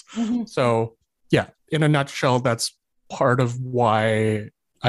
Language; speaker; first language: English; native; English